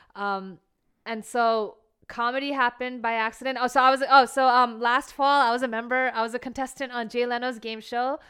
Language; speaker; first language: English; early bilingual, other home language; Bangla